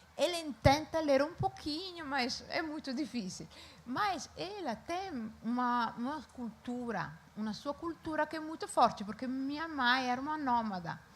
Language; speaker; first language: Portuguese; non-native, fluent; Italian